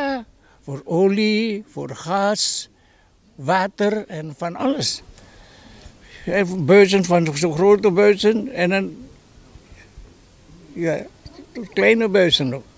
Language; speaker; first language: Dutch; non-native, learner; Indonesian